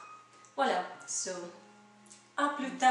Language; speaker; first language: French; non-native, learner; Russian